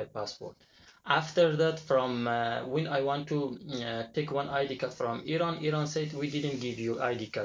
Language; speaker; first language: English; non-native, learner; Persian